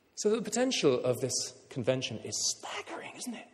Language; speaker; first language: English; native; English